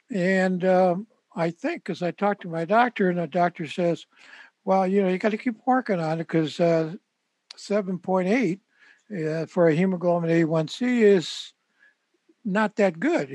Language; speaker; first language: English; native; English